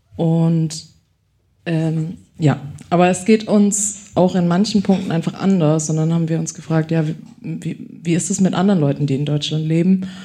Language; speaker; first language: German; early bilingual, other home language; Chinese